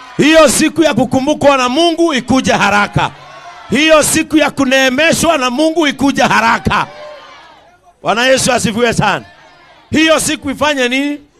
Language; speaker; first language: Swahili; non-native, local second language; Kikuyu